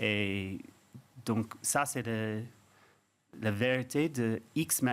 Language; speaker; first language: French; non-native, fluent; English